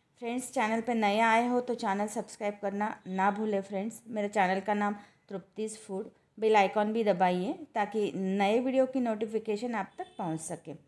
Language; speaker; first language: Hindi; non-native, local second language; Marathi